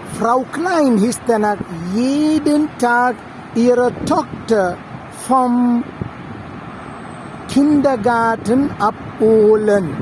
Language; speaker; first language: German; non-native, fluent; Sinhala